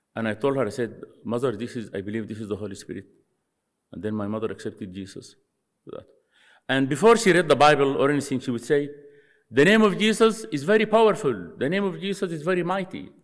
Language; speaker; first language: English; non-native, fluent; Arabic